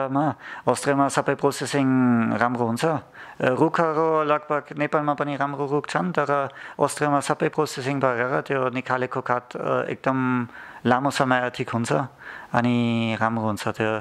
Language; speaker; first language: Nepali; non-native, learner; German